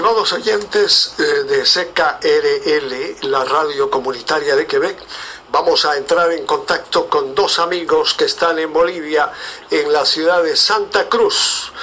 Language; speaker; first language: Spanish; native; Spanish